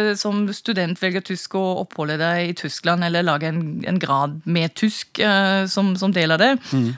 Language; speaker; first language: Norwegian; non-native, fluent; German